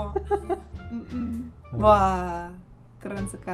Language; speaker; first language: Indonesian; non-native, fluent; Russian